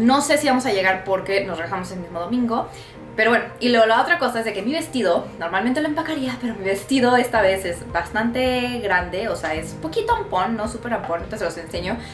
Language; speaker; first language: Spanish; native; Spanish